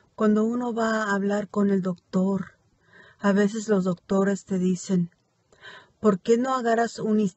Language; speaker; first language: Spanish; early bilingual, heritage; Spanish